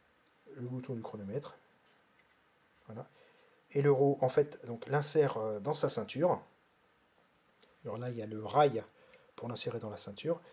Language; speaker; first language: French; native; French